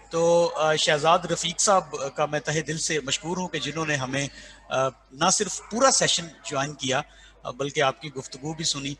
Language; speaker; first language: Hindi; non-native, local second language; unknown